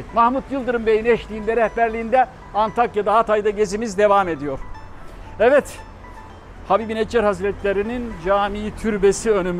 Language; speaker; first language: Turkish; native; Turkish